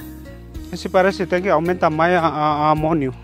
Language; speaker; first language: Portuguese; non-native, learner; Vietnamese